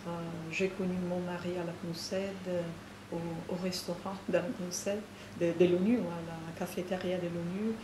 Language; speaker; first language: French; non-native, fluent; Italian